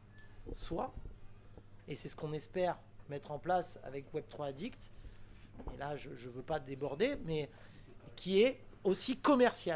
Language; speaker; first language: French; native; French